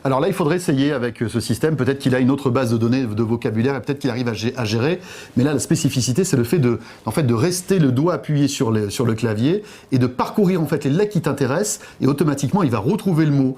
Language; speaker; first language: French; native; French